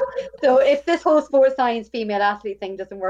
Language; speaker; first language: English; native; English